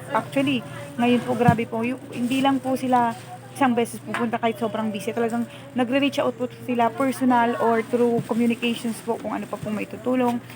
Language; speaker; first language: Filipino; native; Filipino